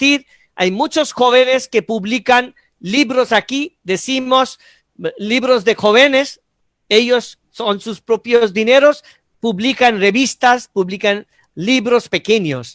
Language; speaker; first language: Spanish; non-native, fluent; Bangla